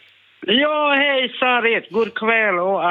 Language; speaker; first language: Swedish; non-native, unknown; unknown